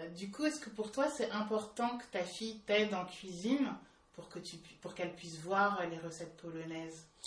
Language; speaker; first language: French; native; French